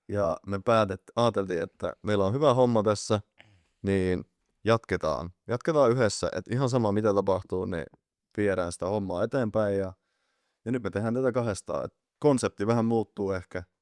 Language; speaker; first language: Finnish; early bilingual, other home language; Persian